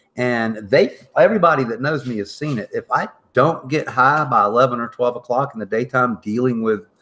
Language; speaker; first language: English; native; English